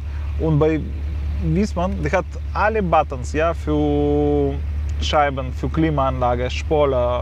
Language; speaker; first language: German; non-native, fluent; Russian